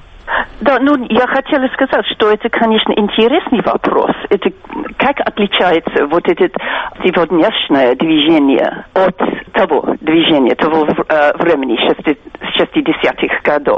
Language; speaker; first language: Russian; non-native, fluent; English